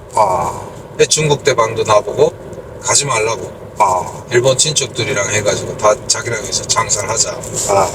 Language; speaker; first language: Korean; native; Korean